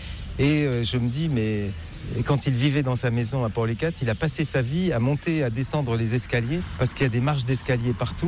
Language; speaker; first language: French; native; French